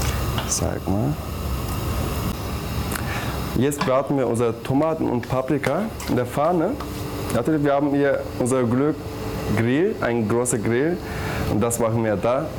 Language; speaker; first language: German; non-native, learner; Turkish